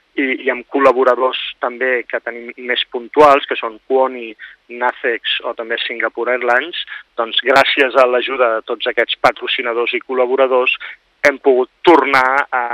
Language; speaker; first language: Catalan; native; Catalan